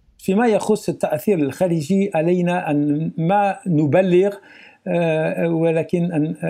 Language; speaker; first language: Arabic; non-native, fluent; French